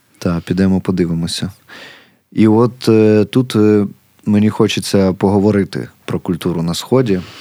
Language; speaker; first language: Ukrainian; native; Ukrainian